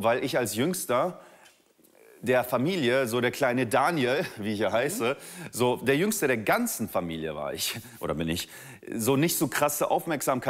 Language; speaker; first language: German; native; German